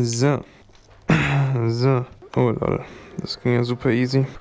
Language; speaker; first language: German; native; German